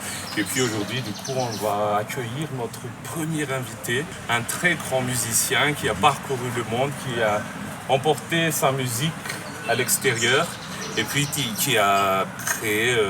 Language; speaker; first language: French; native; French